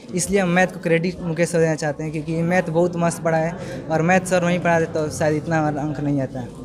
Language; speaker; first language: Hindi; native; Hindi